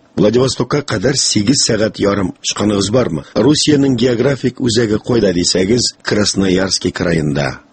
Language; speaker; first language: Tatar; native; Tatar